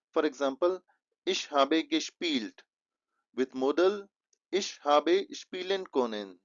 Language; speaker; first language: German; non-native, fluent; Hindi